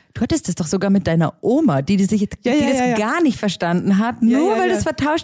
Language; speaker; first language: German; native; German